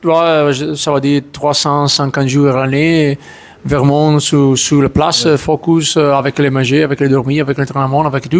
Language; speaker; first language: French; non-native, learner; Italian